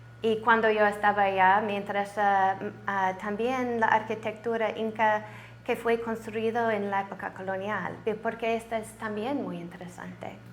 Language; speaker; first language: Spanish; non-native, learner; English